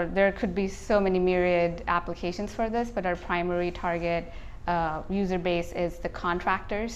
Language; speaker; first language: English; non-native, local second language; Hindi